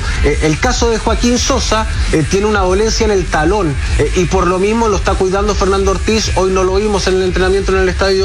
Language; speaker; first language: Spanish; native; Spanish